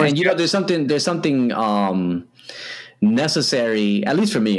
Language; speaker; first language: English; native; English